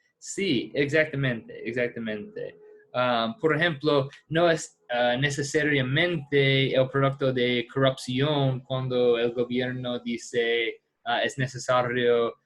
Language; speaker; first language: Spanish; non-native, fluent; English